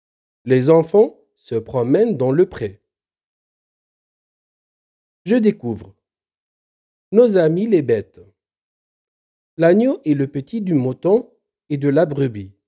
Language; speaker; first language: French; non-native, local second language; Arabic